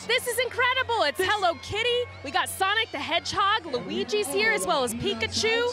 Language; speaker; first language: English; native; English